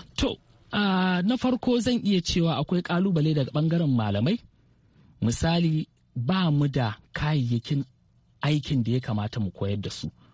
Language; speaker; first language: Hausa; native; Hausa